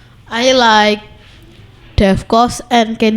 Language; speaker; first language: English; non-native, learner; Indonesian